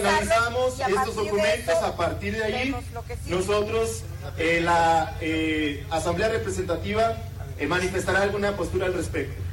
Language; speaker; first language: Spanish; native; Spanish